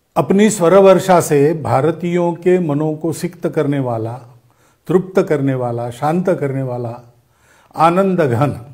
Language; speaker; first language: Hindi; non-native, local second language; Marathi